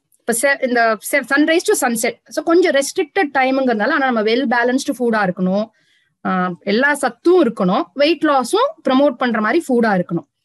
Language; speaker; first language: Tamil; native; Tamil